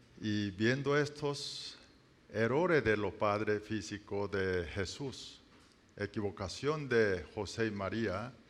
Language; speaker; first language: Spanish; non-native, learner; Korean